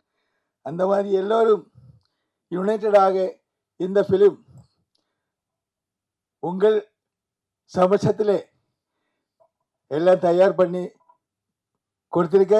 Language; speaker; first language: Tamil; non-native, learner; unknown